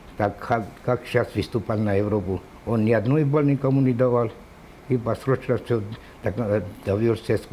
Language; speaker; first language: Russian; non-native, local second language; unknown